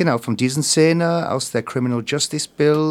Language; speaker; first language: German; non-native, fluent; English